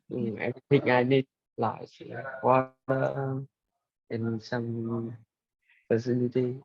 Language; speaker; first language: English; non-native, learner; Vietnamese